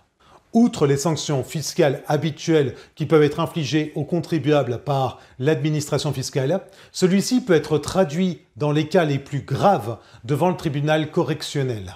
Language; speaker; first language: French; native; French